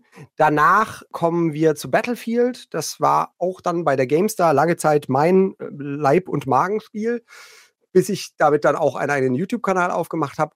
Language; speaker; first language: German; native; German